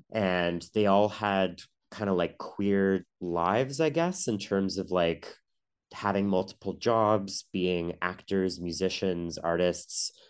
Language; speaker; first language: English; native; English